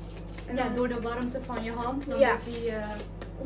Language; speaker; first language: Dutch; native; Dutch